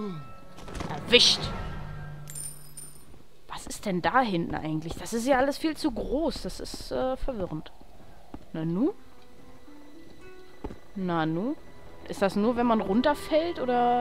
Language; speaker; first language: German; native; German